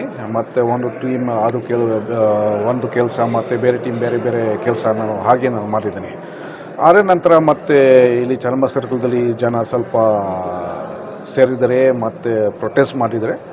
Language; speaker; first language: Kannada; non-native, fluent; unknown